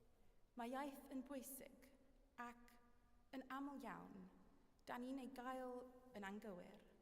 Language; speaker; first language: Welsh; non-native, fluent; English